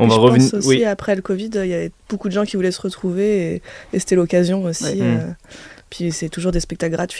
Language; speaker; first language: French; native; French